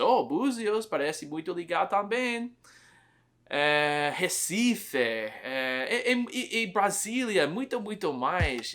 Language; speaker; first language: Portuguese; non-native, learner; English